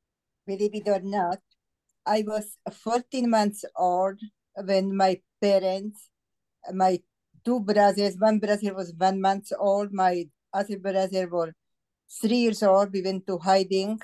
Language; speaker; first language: English; non-native, fluent; Slovak